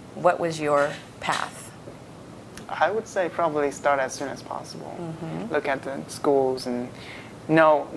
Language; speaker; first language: English; non-native, fluent; Chinese